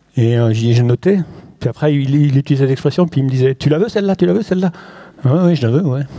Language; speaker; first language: French; non-native, local second language; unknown